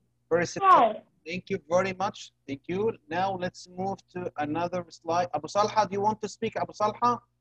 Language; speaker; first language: English; non-native, fluent; Arabic